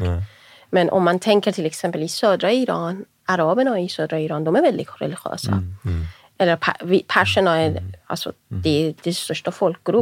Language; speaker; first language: Swedish; non-native, fluent; Persian